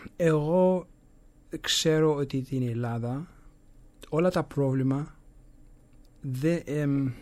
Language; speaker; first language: Greek; early bilingual, heritage; English